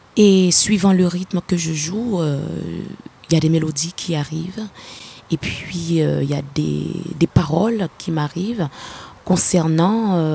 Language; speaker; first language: French; non-native, local second language; Haitian Creole